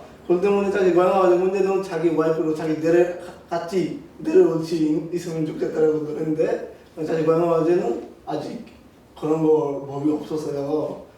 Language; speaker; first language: Korean; non-native, learner; Bangla